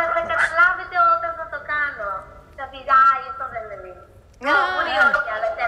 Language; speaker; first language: Greek; early bilingual, heritage; Greek